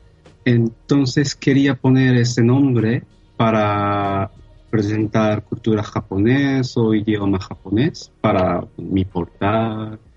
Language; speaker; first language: Spanish; non-native, learner; Japanese